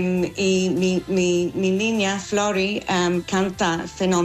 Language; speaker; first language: Spanish; non-native, fluent; English